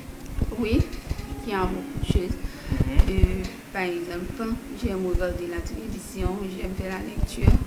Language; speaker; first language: French; non-native, local second language; Haitian Creole